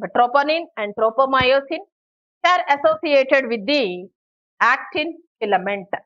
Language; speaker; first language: English; non-native, local second language; Telugu